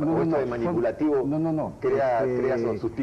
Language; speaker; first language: Spanish; native; Spanish